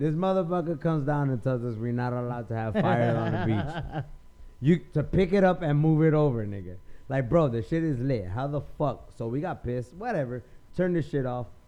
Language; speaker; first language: English; early bilingual, other home language; Spanish